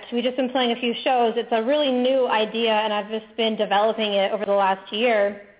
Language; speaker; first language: English; native; English